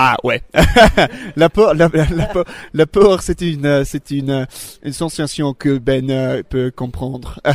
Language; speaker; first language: French; non-native, fluent; English